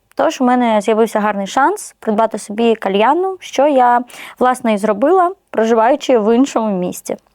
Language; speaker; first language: Ukrainian; non-native, local second language; Russian